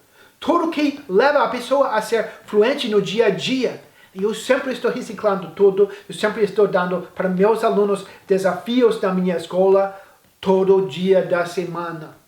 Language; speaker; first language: Portuguese; non-native, fluent; English